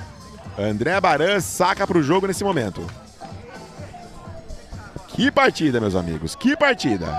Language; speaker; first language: Portuguese; native; Portuguese